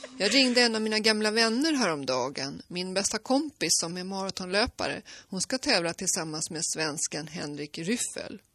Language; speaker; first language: Swedish; native; Swedish